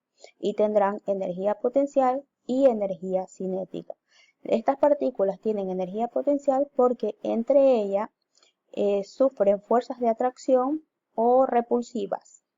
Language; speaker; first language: Spanish; native; Spanish